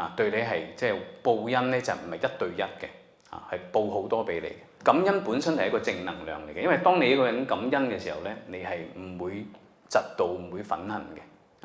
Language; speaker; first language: Cantonese; native; Cantonese